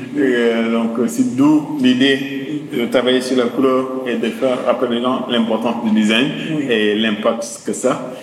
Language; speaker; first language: French; non-native, local second language; Wolof